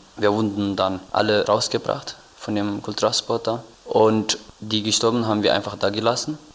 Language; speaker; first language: German; non-native, learner; Tigrinya